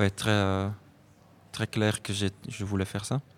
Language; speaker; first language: French; non-native, fluent; Dutch